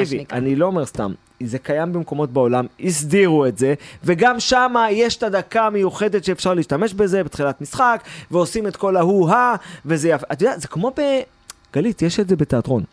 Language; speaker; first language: Hebrew; native; Hebrew